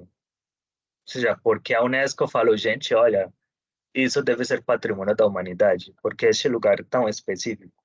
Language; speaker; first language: Portuguese; non-native, fluent; Spanish